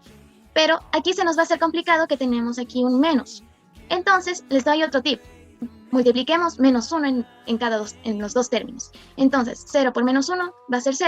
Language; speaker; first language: Spanish; native; Spanish